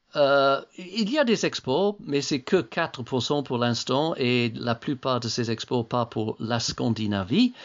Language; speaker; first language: French; non-native, fluent; English